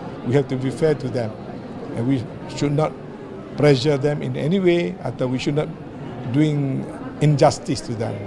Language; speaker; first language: English; non-native, local second language; Malay